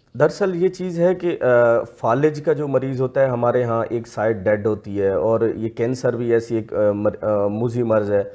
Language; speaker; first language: Urdu; non-native, local second language; Punjabi